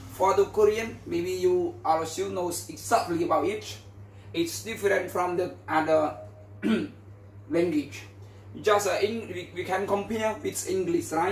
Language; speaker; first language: English; non-native, learner; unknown